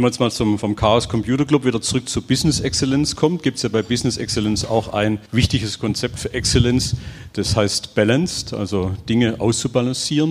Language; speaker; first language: German; native; German